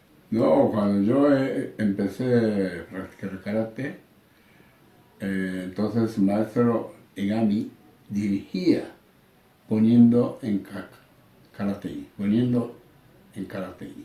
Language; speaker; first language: Spanish; non-native, learner; Japanese